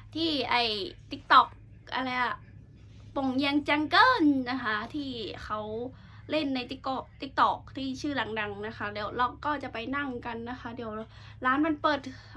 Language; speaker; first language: Thai; native; Thai